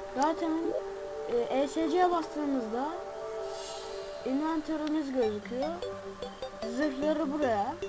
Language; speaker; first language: Turkish; native; Turkish